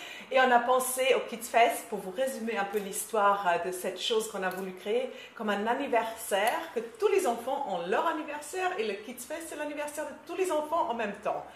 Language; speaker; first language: French; non-native, fluent; German